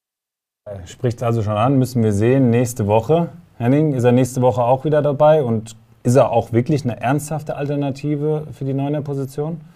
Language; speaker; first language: German; native; German